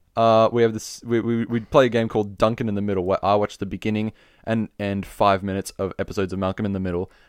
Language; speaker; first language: English; native; English